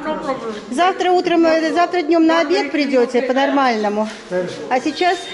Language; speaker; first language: Russian; native; Russian